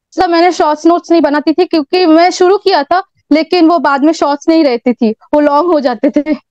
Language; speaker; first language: Hindi; non-native, local second language; Bangla